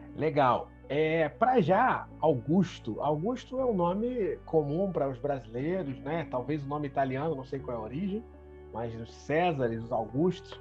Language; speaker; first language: Portuguese; native; Portuguese